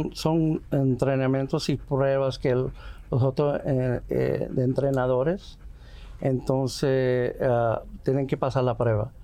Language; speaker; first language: Spanish; early bilingual, heritage; Spanish